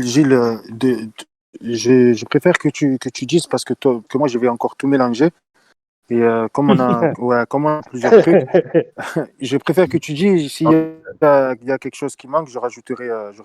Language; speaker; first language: French; native; French